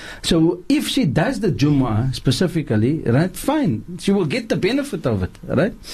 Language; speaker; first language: English; non-native, local second language; Afrikaans